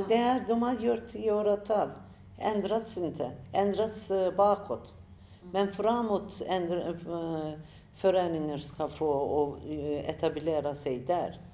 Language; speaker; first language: Swedish; non-native, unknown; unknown